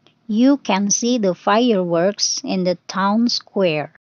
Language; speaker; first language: English; non-native, fluent; Indonesian